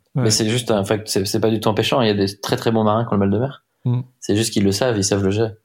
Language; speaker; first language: French; native; French